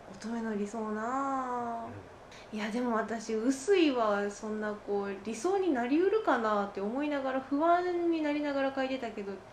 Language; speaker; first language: Japanese; native; Japanese